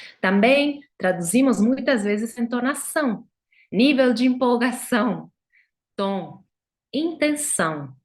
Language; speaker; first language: Portuguese; non-native, fluent; Spanish